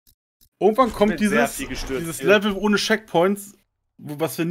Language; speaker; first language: German; native; German